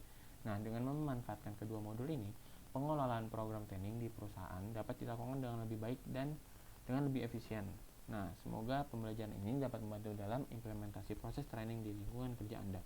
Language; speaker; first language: Indonesian; native; Indonesian